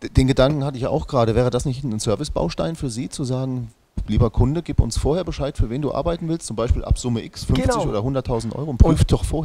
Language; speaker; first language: German; native; German